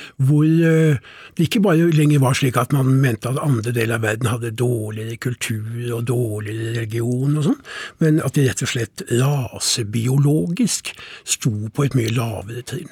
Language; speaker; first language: Norwegian; native; Norwegian